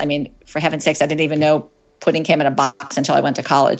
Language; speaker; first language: English; native; English